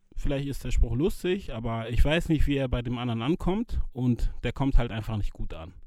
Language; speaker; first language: German; early bilingual, other home language; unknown